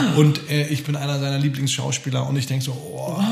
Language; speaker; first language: German; native; German